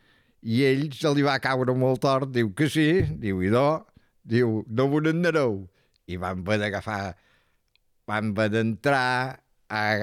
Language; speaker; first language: Catalan; native; Catalan